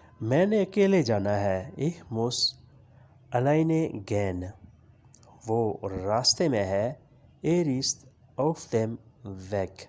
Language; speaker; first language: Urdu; non-native, local second language; Punjabi